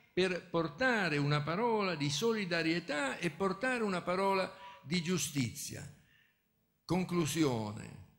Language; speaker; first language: Italian; native; Italian